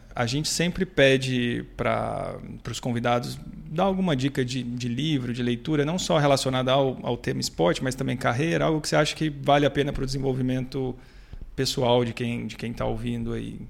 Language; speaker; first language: Portuguese; native; Portuguese